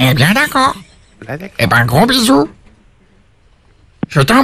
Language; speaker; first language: French; native; French